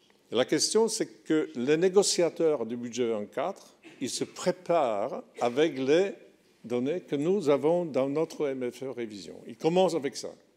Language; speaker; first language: French; non-native, fluent; Polish